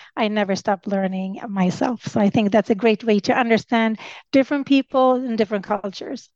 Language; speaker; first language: English; non-native, fluent; Swedish